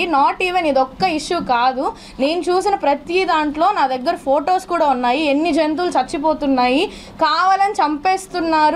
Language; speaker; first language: Telugu; native; Telugu